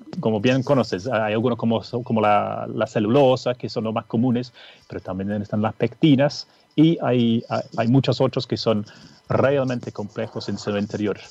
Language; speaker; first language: Spanish; non-native, fluent; English